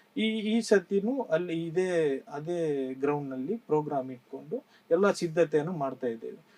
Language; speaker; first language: Kannada; non-native, local second language; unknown